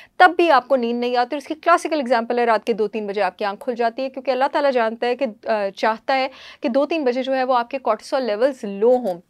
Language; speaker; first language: Urdu; native; Urdu